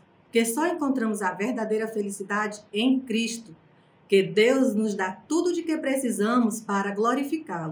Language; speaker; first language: Portuguese; native; Portuguese